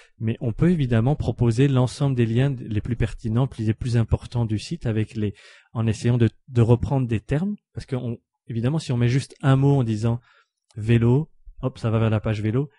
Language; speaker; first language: French; native; French